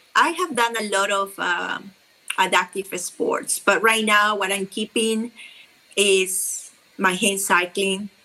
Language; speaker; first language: English; non-native, fluent; Spanish